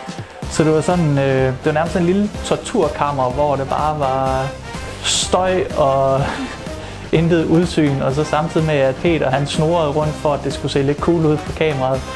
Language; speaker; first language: Danish; native; Danish